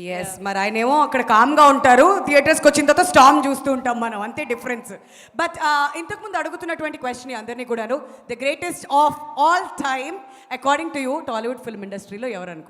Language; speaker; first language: Telugu; native; Telugu